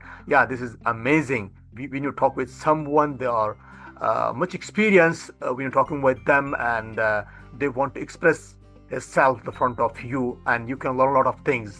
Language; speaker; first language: English; non-native, fluent; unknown